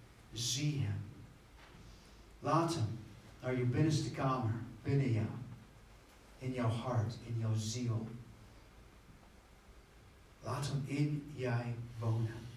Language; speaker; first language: Dutch; non-native, fluent; English